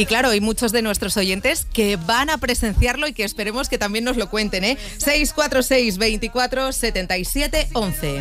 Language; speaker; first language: Spanish; native; Spanish